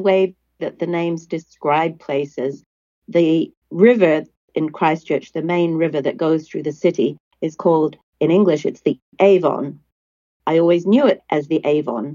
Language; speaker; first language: English; native; English